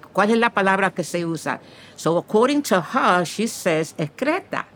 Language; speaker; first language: Spanish; early bilingual, heritage; Spanish